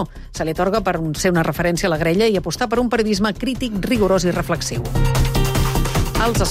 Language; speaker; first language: Catalan; native; Catalan